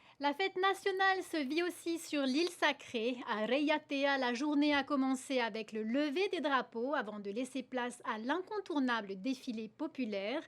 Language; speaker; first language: French; native; French